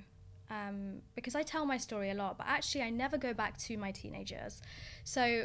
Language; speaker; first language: English; native; English